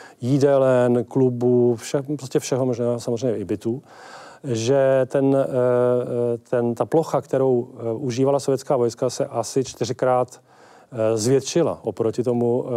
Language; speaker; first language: Czech; native; Czech